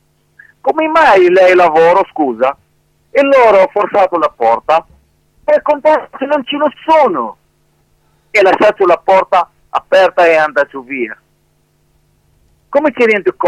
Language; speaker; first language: Italian; non-native, learner; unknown